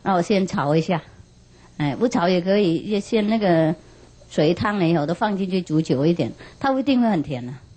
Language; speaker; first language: Chinese; non-native, fluent; Vietnamese